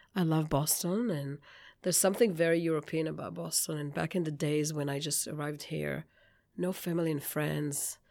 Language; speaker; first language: English; non-native, fluent; Hebrew